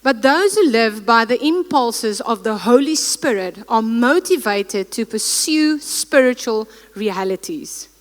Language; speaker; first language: English; non-native, local second language; Afrikaans